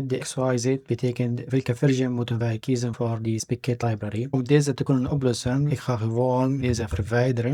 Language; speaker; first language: Dutch; non-native, fluent; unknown